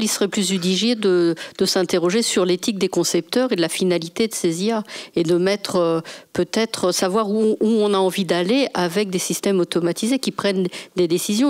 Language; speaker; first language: French; native; French